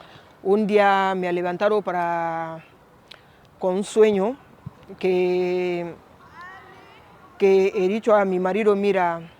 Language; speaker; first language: Spanish; non-native, learner; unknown